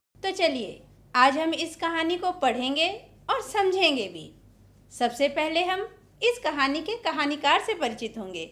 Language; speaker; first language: Hindi; native; Hindi